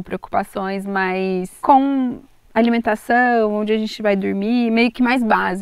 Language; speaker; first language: Portuguese; native; Portuguese